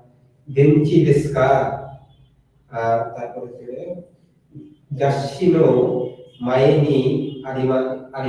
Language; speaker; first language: Japanese; non-native, learner; Bangla